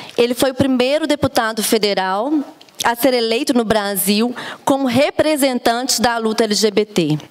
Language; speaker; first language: Portuguese; native; Portuguese